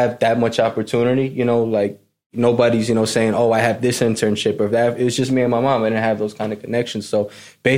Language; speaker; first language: English; native; English